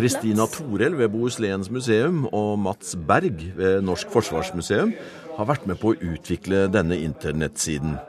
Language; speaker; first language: Norwegian; native; Norwegian